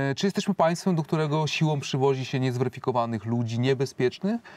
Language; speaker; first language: Polish; native; Polish